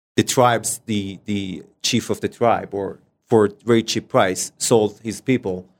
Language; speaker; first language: English; non-native, fluent; Persian